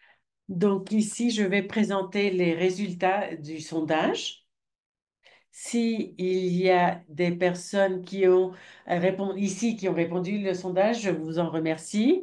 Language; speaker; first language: French; non-native, fluent; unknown